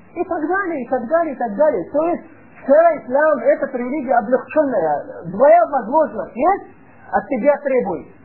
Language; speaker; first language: Russian; non-native, fluent; Arabic